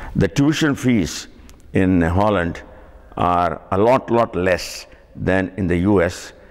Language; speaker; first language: English; non-native, local second language; Tamil